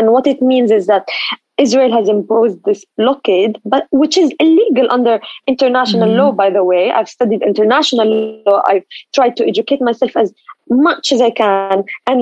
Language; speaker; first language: English; non-native, fluent; Arabic